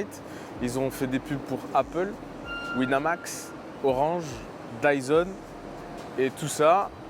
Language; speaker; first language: French; native; French